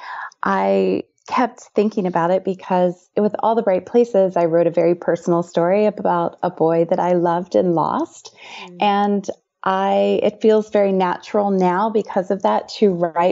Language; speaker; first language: English; native; English